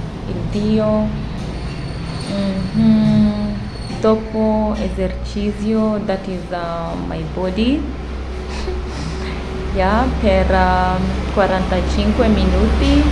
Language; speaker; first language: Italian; non-native, learner; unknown